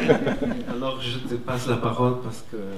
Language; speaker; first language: French; non-native, fluent; Portuguese